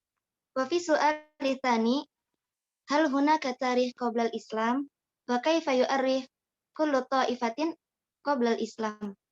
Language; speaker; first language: Arabic; non-native, learner; Indonesian